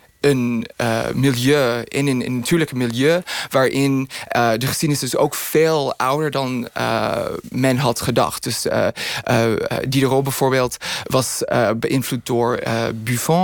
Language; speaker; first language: Dutch; non-native, fluent; English